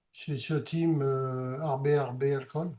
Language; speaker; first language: Hebrew; non-native, learner; French